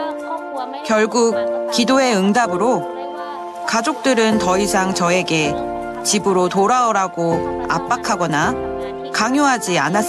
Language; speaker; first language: Korean; non-native, fluent; Thai